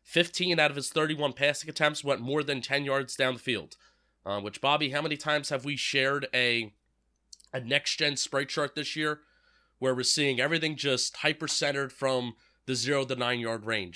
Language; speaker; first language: English; native; English